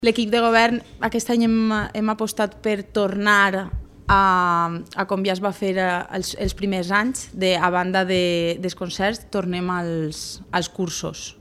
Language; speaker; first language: Catalan; native; Catalan